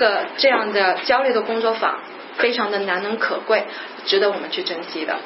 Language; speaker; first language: Chinese; non-native, local second language; Cantonese